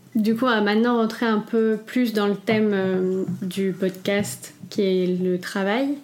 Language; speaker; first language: French; native; French